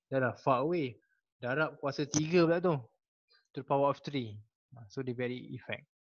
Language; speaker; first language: English; non-native, local second language; Malay